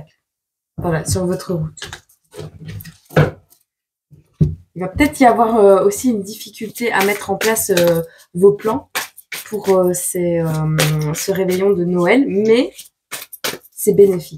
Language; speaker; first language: French; native; French